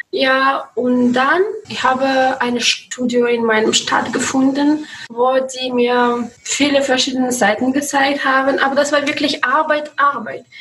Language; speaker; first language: German; non-native, learner; Russian